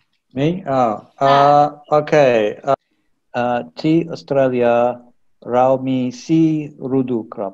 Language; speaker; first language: Thai; non-native, learner; English